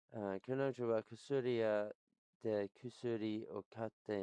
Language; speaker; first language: Japanese; non-native, learner; English